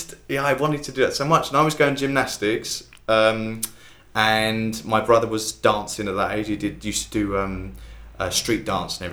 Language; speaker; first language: English; native; English